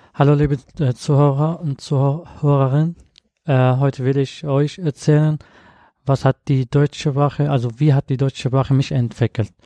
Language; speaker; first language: German; non-native, learner; Arabic